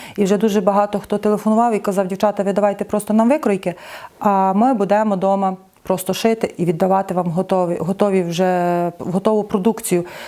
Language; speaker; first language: Ukrainian; native; Ukrainian